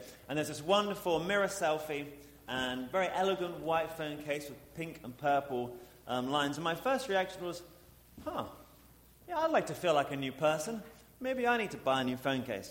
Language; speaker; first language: English; native; English